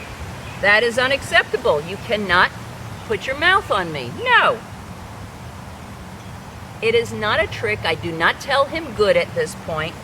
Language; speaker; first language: English; native; English